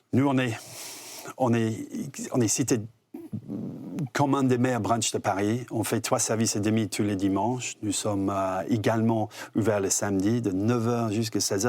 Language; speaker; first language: French; non-native, fluent; English